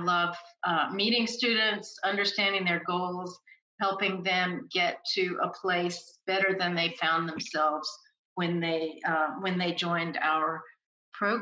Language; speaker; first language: English; native; English